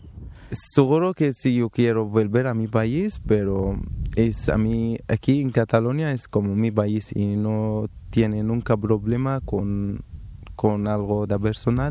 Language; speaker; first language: Spanish; non-native, learner; Arabic